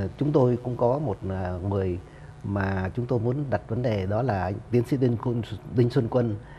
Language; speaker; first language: Vietnamese; native; Vietnamese